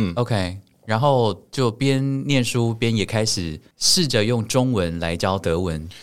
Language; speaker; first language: Chinese; native; Chinese